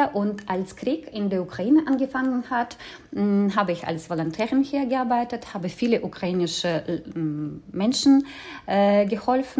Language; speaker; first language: German; non-native, fluent; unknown